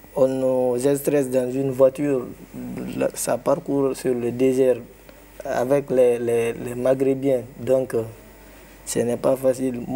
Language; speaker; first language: Spanish; non-native, learner; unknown